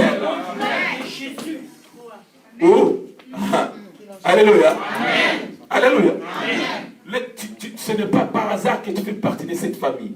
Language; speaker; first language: French; non-native, local second language; Lingala